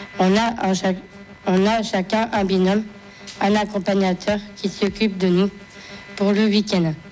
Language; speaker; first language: French; native; French